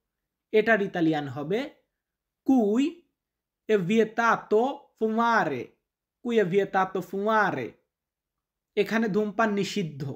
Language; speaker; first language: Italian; non-native, fluent; Bangla